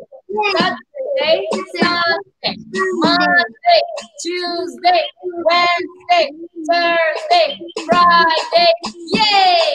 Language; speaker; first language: English; non-native, fluent; Turkish